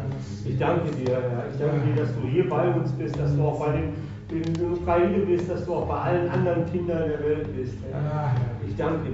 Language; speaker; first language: German; native; German